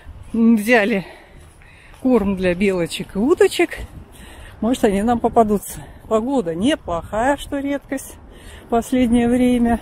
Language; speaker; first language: Russian; native; Russian